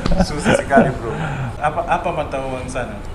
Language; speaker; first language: Indonesian; non-native, fluent; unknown